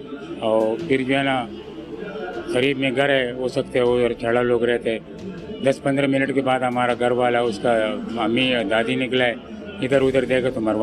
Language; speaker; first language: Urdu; non-native, local second language; Pashto